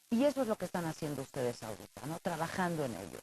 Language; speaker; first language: Spanish; native; Spanish